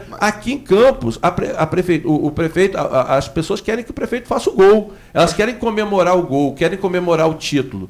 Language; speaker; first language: Portuguese; native; Portuguese